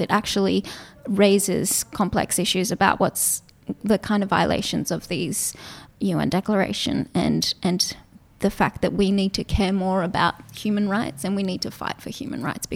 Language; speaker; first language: English; non-native, local second language; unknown